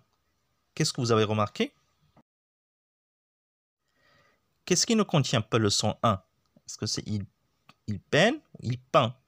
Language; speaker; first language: French; non-native, local second language; Arabic